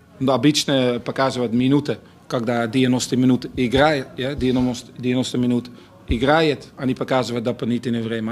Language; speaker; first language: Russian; non-native, learner; Dutch